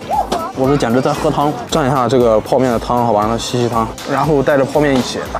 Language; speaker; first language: Chinese; native; Chinese